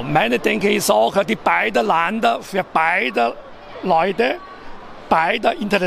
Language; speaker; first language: German; non-native, learner; Chinese